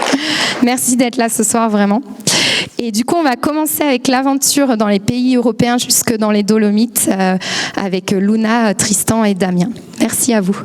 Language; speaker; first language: French; native; French